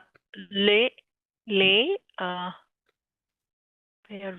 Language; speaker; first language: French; non-native, learner; Bangla